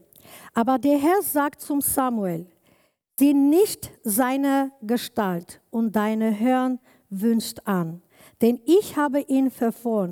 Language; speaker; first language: German; non-native, learner; Kurdish